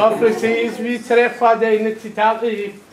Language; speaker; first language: Swedish; non-native, fluent; Arabic